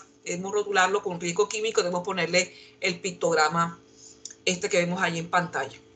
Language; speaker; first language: Spanish; native; Spanish